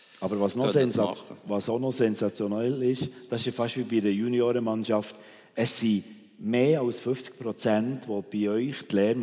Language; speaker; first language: German; native; German